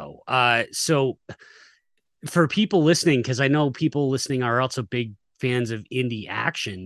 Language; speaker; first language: English; native; English